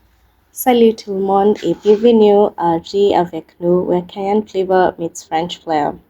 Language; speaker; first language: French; non-native, learner; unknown